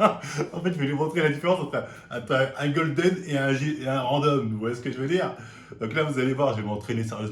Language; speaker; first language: French; native; French